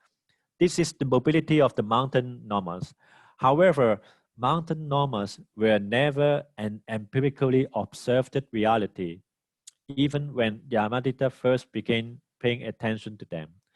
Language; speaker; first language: English; non-native, local second language; Cantonese